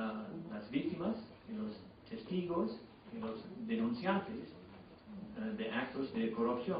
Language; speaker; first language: Spanish; non-native, fluent; English